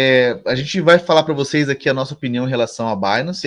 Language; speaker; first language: Portuguese; native; Portuguese